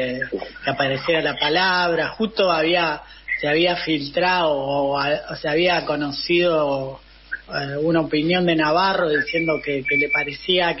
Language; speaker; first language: Spanish; native; Spanish